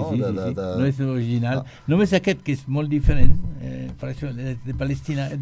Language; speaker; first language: Catalan; non-native, learner; French